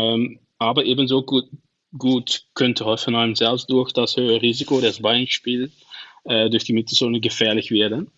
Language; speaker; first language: German; non-native, learner; Dutch